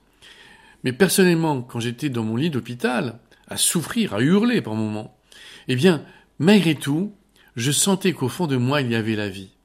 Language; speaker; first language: French; native; French